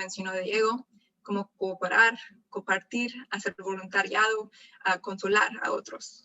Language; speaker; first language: Spanish; non-native, fluent; English